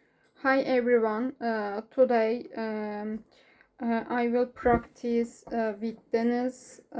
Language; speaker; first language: English; non-native, learner; Turkish